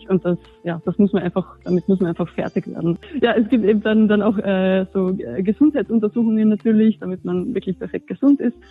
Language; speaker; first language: German; native; German